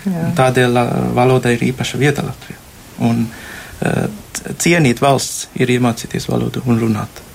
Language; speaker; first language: Latvian; non-native, fluent; Sinhala